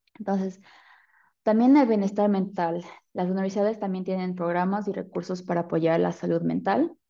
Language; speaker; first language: Spanish; early bilingual, heritage; Spanish